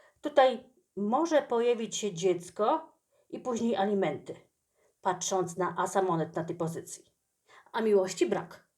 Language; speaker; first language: Polish; native; Polish